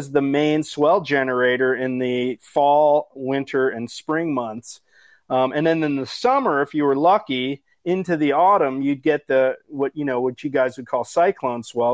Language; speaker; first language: English; native; English